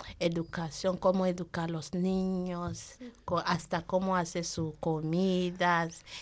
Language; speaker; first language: Spanish; non-native, learner; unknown